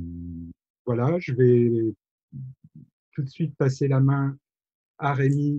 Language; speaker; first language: French; native; French